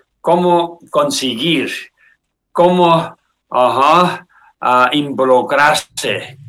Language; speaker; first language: Spanish; non-native, learner; Tibetan